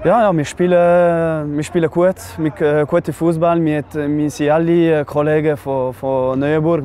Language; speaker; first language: German; non-native, local second language; French